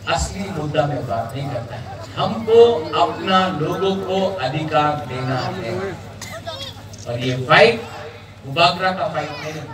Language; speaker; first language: Hindi; non-native, local second language; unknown